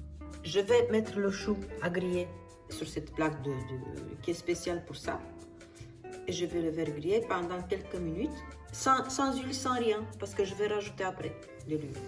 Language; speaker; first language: French; non-native, fluent; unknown